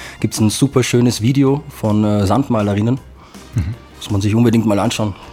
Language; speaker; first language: German; early bilingual, other home language; French